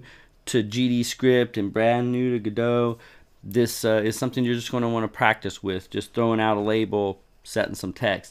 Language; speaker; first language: English; native; English